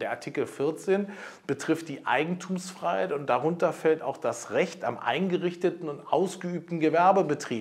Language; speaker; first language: German; native; German